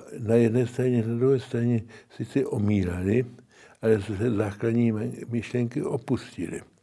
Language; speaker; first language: Czech; early bilingual, heritage; Czech